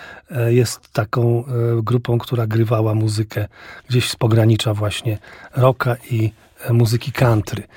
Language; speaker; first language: Polish; native; Polish